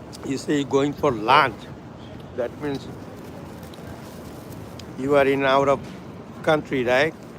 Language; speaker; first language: English; non-native, local second language; Bangla